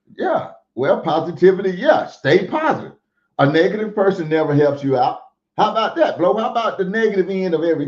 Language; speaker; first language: English; native; English